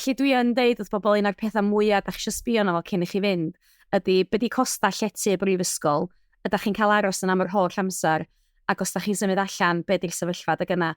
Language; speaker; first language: Welsh; native; Welsh